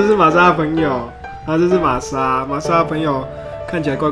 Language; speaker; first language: Chinese; native; Chinese